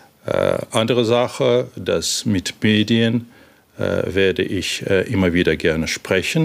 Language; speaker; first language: German; non-native, fluent; Ukrainian